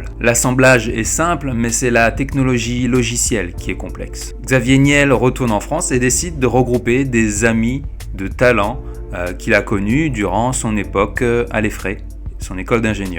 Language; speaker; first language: French; native; French